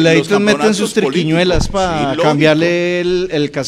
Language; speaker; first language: Spanish; native; Spanish